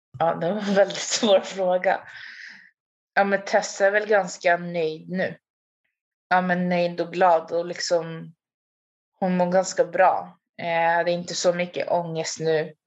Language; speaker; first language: Swedish; native; Swedish